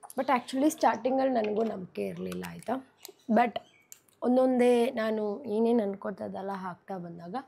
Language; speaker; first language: Kannada; non-native, local second language; Kodava